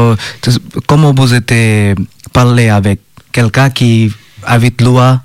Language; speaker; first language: French; non-native, learner; Bangla